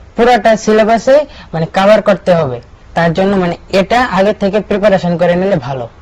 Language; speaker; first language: Bangla; native; Bangla